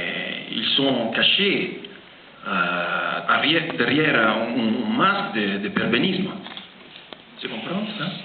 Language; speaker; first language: French; non-native, fluent; Italian